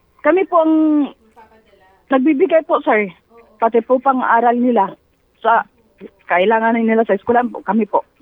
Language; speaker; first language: Filipino; non-native, local second language; Cebuano